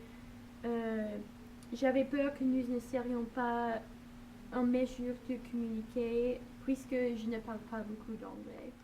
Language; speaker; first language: French; non-native, learner; English